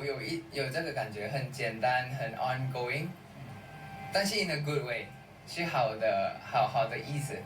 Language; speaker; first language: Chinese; non-native, learner; Thai